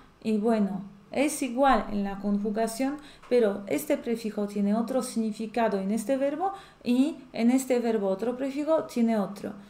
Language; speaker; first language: Spanish; non-native, fluent; Polish